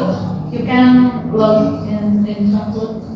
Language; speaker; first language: English; non-native, fluent; Indonesian